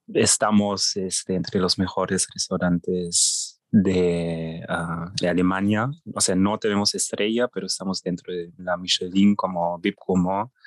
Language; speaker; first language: Spanish; early bilingual, heritage; German